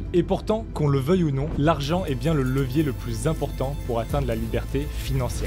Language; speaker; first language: French; native; French